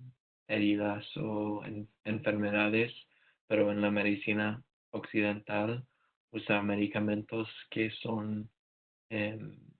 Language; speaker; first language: Spanish; non-native, learner; English